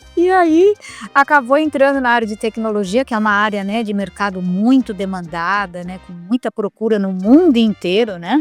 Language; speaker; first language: Portuguese; native; Portuguese